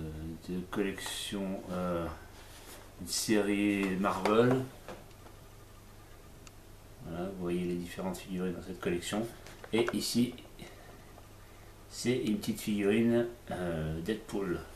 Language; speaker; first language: French; native; French